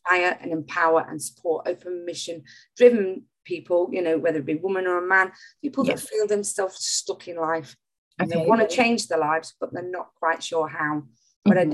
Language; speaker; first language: English; native; English